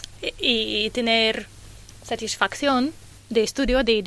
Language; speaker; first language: Spanish; non-native, learner; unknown